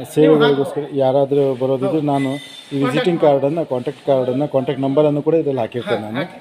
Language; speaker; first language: Kannada; native; Kannada